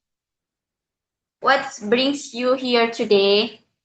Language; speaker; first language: English; non-native, learner; Indonesian